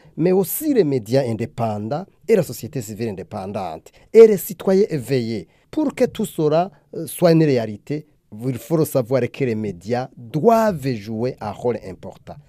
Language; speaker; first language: French; non-native, local second language; Rundi